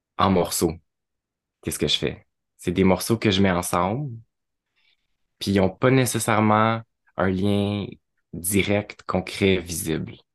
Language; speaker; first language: French; native; French